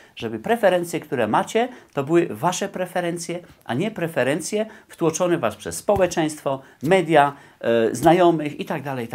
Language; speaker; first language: Polish; native; Polish